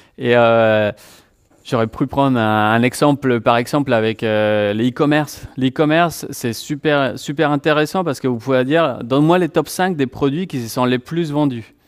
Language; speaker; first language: French; non-native, fluent; Spanish